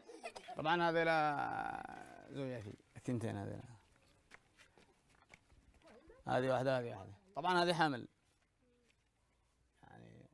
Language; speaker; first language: Arabic; native; Arabic